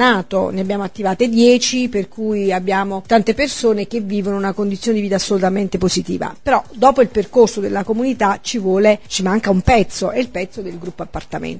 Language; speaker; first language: Italian; native; Italian